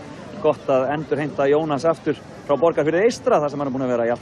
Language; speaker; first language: Icelandic; native; Icelandic